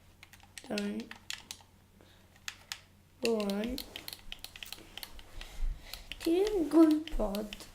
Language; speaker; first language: Welsh; non-native, local second language; English